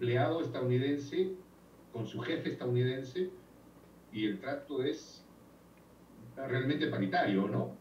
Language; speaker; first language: Spanish; native; Spanish